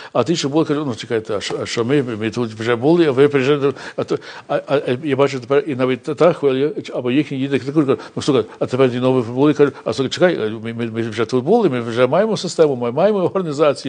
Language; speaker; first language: Ukrainian; early bilingual, heritage; English